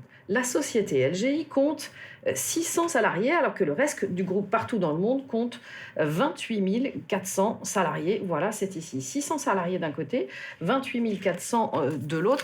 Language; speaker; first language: French; native; French